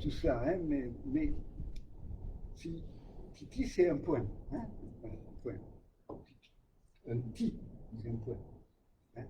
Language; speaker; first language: French; native; French